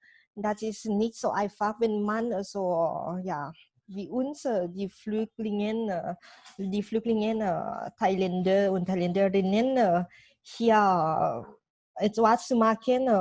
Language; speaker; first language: German; non-native, learner; Thai